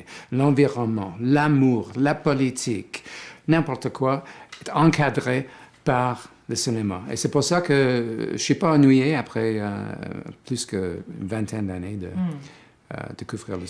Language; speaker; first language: French; non-native, fluent; English